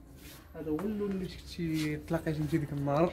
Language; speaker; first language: Arabic; native; Arabic